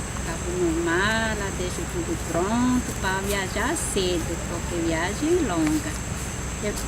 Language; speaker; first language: Portuguese; non-native, local second language; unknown